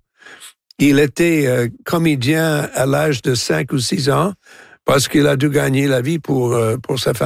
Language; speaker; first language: French; non-native, local second language; English